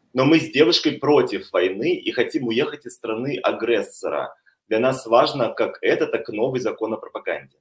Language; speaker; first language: Russian; native; Russian